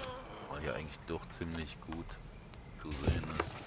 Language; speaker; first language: German; native; German